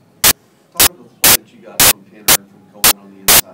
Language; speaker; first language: English; native; English